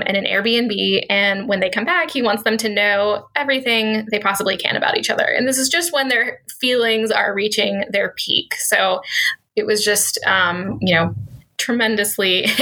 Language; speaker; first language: English; native; English